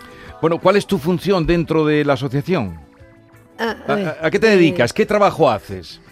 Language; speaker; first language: Spanish; native; Spanish